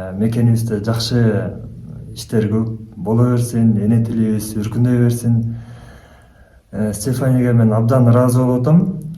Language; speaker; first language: Kyrgyz; native; Kyrgyz